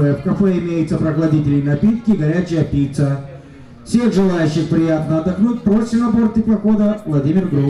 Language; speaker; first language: Russian; native; Russian